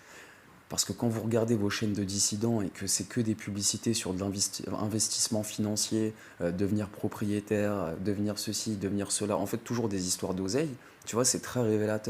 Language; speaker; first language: French; native; French